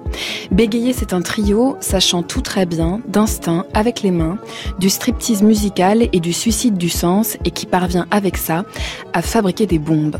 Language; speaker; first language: French; native; French